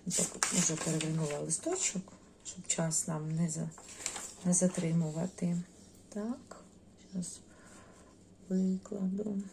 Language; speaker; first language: Ukrainian; non-native, local second language; Russian